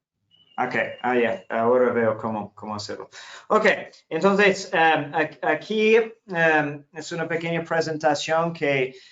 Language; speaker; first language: Spanish; non-native, fluent; English